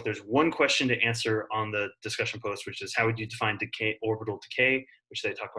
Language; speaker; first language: English; native; English